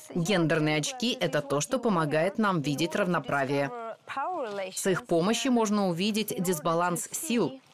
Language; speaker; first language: Russian; non-native, fluent; Swedish